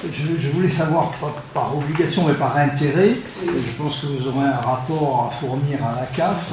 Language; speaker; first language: French; native; French